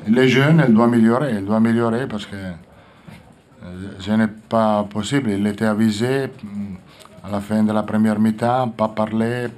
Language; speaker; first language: French; non-native, learner; Italian